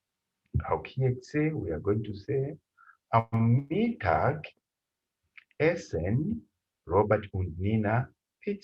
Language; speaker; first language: German; non-native, fluent; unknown